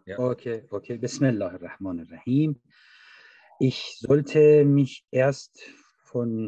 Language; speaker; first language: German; non-native, fluent; Persian